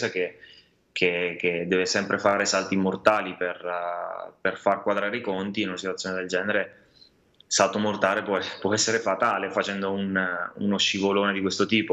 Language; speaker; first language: Italian; native; Italian